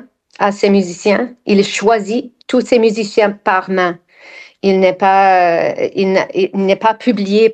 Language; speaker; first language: French; non-native, fluent; English